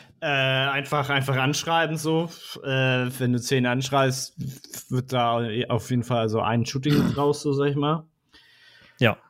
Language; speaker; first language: German; native; German